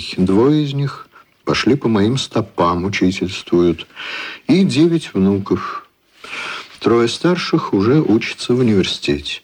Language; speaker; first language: Russian; native; Russian